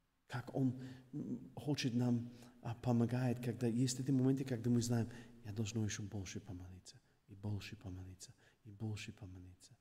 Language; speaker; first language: Russian; non-native, fluent; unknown